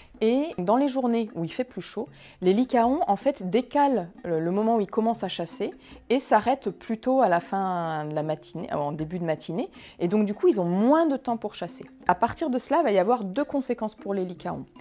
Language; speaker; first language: French; native; French